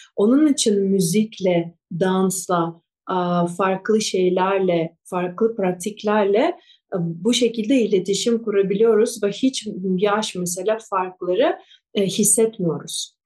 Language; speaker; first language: Turkish; non-native, fluent; Russian